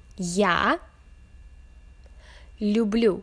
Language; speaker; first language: Russian; non-native, learner; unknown